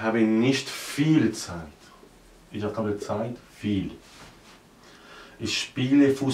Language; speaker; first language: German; non-native, learner; Arabic